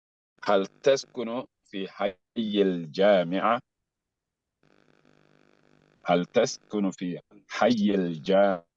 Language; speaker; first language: Arabic; non-native, fluent; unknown